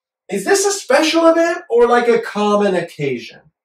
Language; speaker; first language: English; native; English